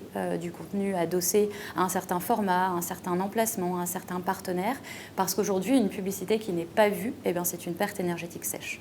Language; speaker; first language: French; native; French